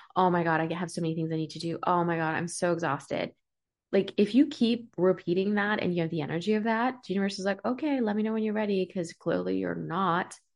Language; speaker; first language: English; early bilingual, other home language; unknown